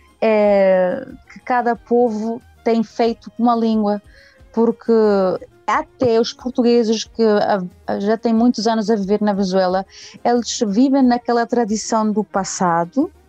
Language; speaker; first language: Portuguese; early bilingual, heritage; Portuguese